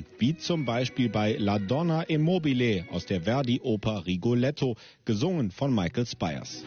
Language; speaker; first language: German; native; German